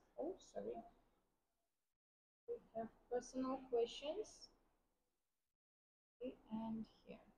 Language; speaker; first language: English; non-native, fluent; Vietnamese